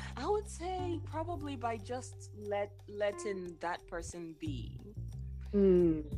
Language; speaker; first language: English; non-native, local second language; Igbo